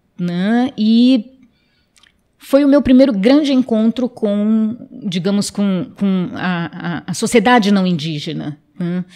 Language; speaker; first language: Portuguese; non-native, local second language; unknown